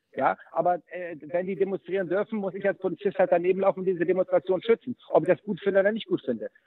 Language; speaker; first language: German; native; German